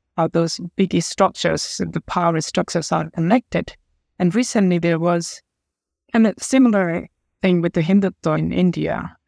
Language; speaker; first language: English; non-native, local second language; Nepali